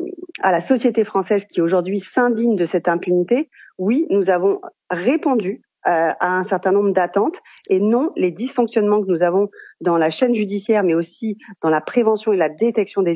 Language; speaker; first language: French; native; French